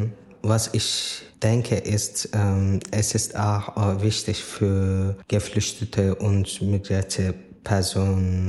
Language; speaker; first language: German; non-native, fluent; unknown